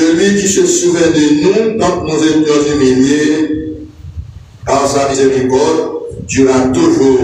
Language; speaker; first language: French; non-native, local second language; Haitian Creole